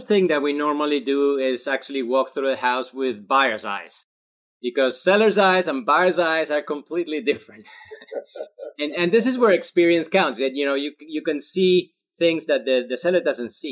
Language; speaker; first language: English; non-native, fluent; Spanish